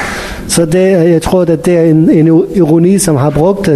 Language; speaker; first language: Danish; non-native, learner; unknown